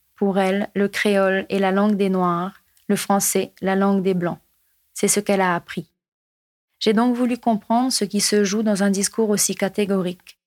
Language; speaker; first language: French; non-native, local second language; Morisyen